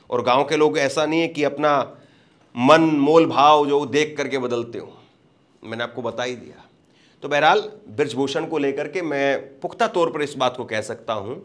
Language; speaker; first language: Hindi; native; Hindi